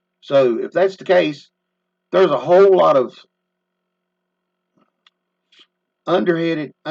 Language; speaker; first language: English; native; English